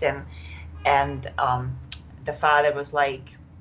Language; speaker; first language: English; non-native, fluent; Czech